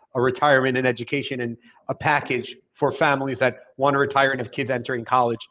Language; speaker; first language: English; native; English